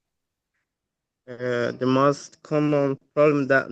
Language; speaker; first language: English; non-native, learner; Spanish